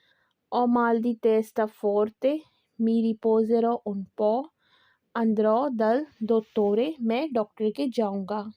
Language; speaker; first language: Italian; non-native, learner; Urdu